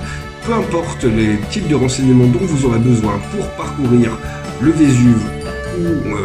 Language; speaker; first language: French; native; French